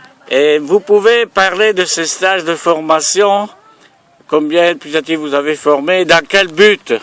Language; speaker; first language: French; non-native, fluent; Italian